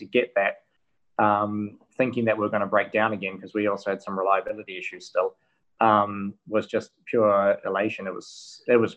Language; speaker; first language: English; native; English